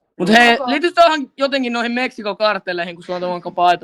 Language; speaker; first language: Finnish; native; Finnish